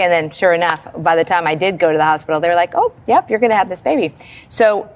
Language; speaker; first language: English; native; English